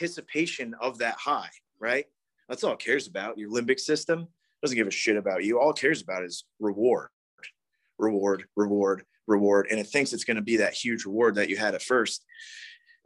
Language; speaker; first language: English; native; English